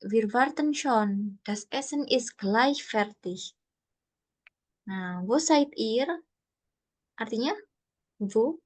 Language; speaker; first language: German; non-native, learner; Indonesian